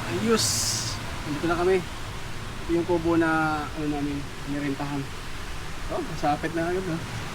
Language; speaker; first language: Filipino; non-native, local second language; Cebuano